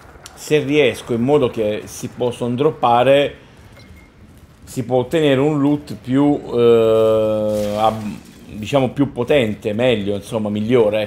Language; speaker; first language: Italian; native; Italian